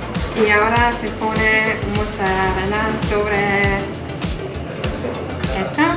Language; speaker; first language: Spanish; non-native, learner; German